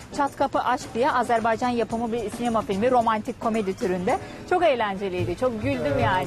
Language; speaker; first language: Turkish; non-native, fluent; Azerbaijani